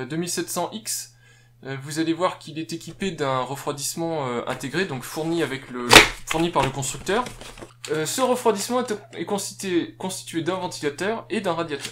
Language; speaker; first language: French; native; French